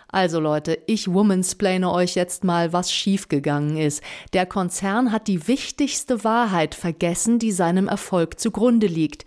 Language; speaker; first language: German; native; German